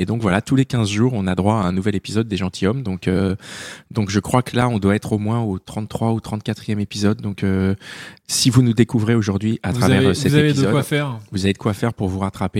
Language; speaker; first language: French; native; French